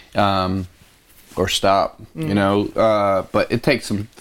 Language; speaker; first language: English; native; English